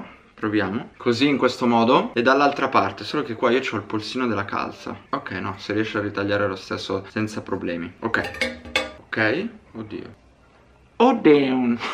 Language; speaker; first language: Italian; native; Italian